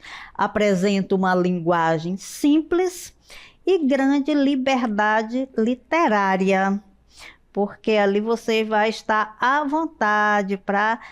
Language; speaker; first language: Portuguese; native; Portuguese